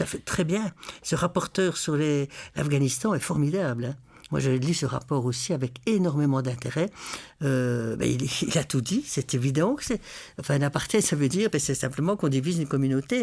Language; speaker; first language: French; native; French